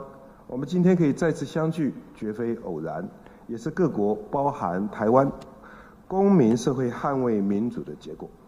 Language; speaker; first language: Chinese; native; Chinese